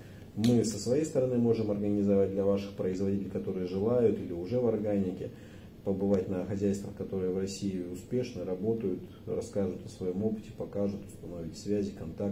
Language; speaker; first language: Russian; native; Russian